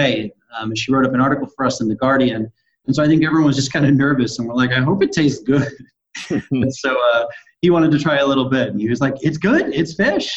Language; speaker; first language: English; native; English